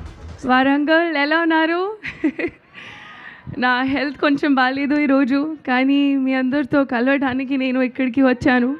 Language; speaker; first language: Telugu; non-native, learner; Hindi